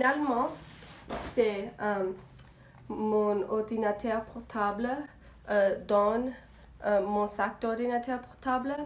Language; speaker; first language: French; non-native, learner; English